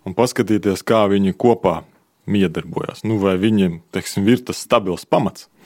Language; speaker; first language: Latvian; non-native, local second language; Russian